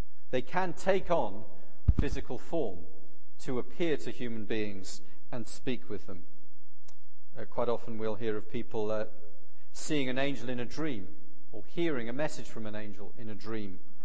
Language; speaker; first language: English; native; English